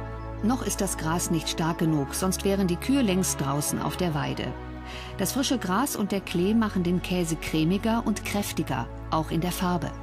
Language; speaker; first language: German; native; German